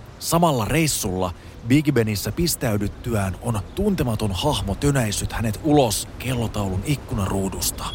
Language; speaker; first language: Finnish; native; Finnish